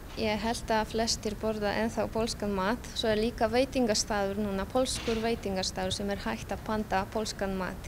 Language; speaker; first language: Icelandic; non-native, fluent; Polish